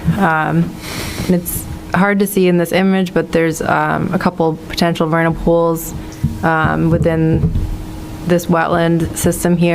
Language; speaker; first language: English; native; English